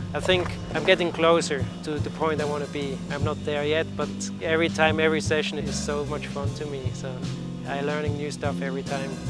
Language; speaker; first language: English; non-native, fluent; Swiss German